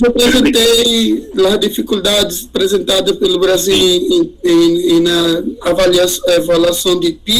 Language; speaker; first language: Spanish; non-native, learner; Portuguese